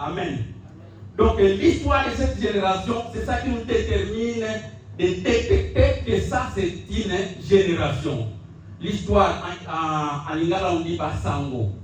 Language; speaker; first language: French; non-native, local second language; Lingala